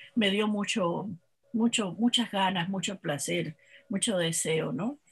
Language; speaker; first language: Spanish; native; Spanish